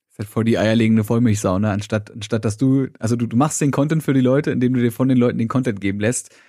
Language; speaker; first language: German; native; German